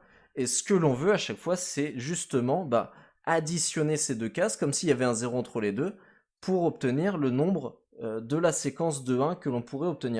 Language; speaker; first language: French; native; French